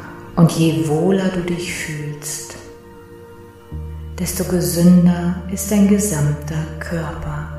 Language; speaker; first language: German; native; German